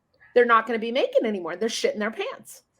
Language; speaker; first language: English; native; English